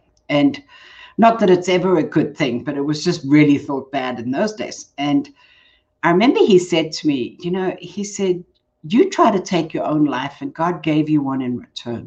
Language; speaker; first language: English; native; English